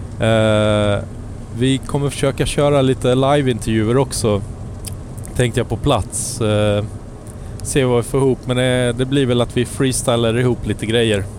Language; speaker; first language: Swedish; native; Swedish